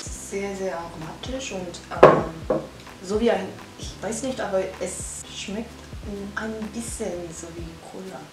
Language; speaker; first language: German; non-native, learner; Korean